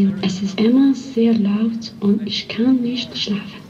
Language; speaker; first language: German; non-native, learner; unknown